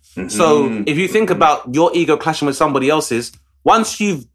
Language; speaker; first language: English; native; English